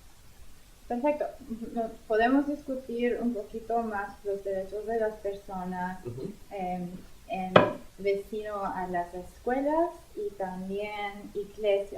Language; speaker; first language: Spanish; non-native, fluent; English